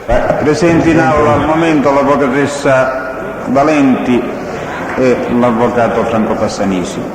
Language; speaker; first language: Italian; native; Italian